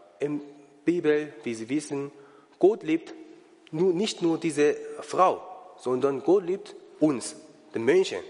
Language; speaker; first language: German; non-native, learner; Korean